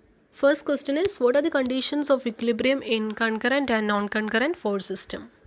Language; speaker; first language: English; non-native, local second language; Malayalam